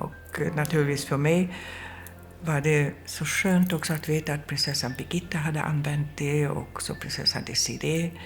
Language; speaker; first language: Swedish; non-native, fluent; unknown